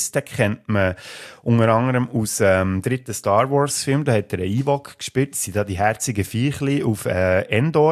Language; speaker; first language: German; native; German